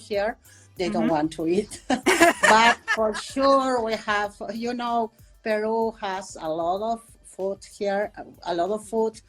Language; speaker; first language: English; non-native, fluent; Spanish